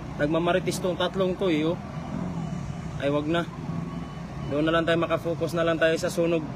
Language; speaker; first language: Filipino; non-native, local second language; Cebuano